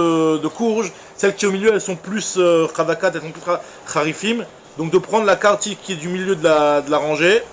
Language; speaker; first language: French; native; French